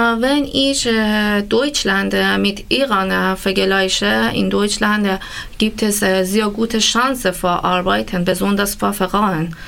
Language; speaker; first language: German; non-native, learner; Persian